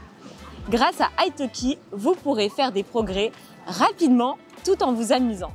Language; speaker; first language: French; native; French